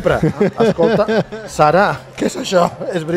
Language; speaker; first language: Catalan; native; Catalan